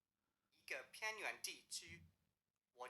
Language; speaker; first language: Chinese; non-native, learner; English